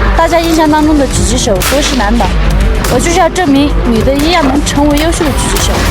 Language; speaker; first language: Chinese; non-native, local second language; Tibetan